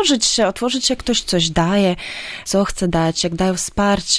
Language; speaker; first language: Polish; non-native, fluent; Ukrainian